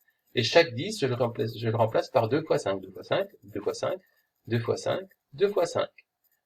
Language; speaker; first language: French; native; French